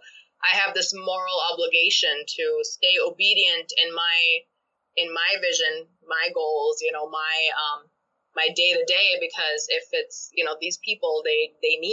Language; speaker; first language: English; non-native, local second language; Urdu